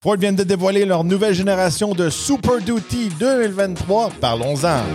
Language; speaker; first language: French; native; French